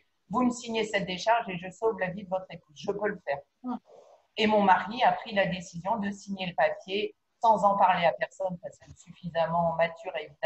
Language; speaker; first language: French; native; French